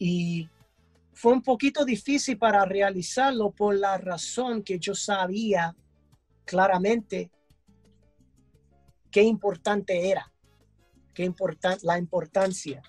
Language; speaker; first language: Spanish; early bilingual, heritage; English